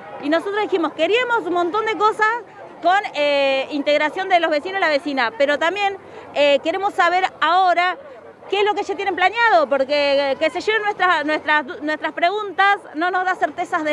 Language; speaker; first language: Spanish; native; Spanish